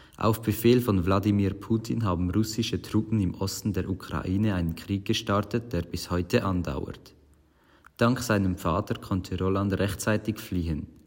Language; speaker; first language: German; native; German